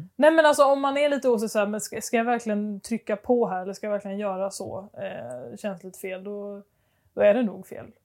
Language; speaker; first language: Swedish; native; Swedish